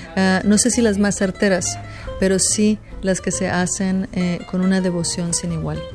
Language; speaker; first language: Spanish; native; Spanish